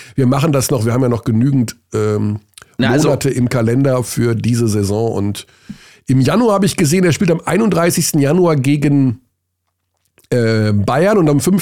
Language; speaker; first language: German; native; German